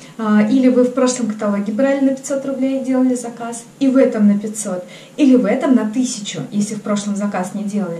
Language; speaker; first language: Russian; native; Russian